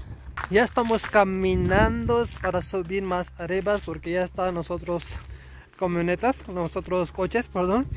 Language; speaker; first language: Spanish; non-native, learner; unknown